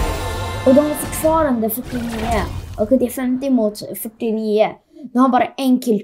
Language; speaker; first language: Swedish; early bilingual, other home language; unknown